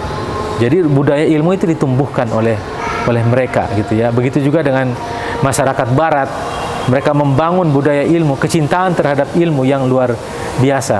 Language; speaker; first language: Indonesian; native; Indonesian